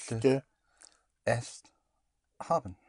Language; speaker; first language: German; non-native, learner; English